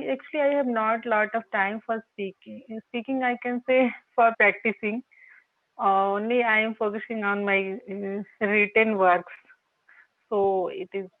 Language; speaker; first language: English; non-native, local second language; Hindi